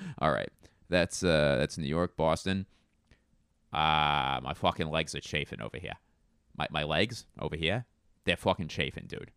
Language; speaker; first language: English; native; English